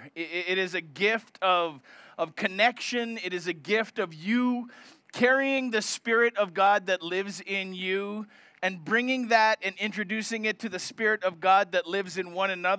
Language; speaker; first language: English; native; English